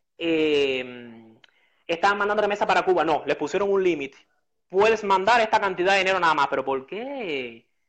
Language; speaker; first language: Spanish; native; Spanish